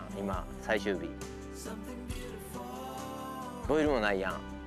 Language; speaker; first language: Japanese; native; Japanese